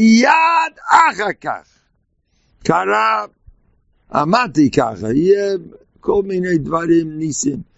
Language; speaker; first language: Hebrew; non-native, fluent; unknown